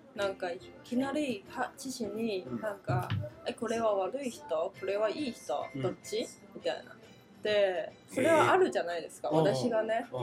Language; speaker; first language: Japanese; non-native, fluent; Chinese